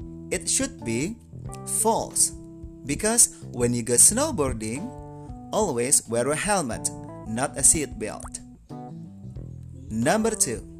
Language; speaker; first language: English; non-native, fluent; Indonesian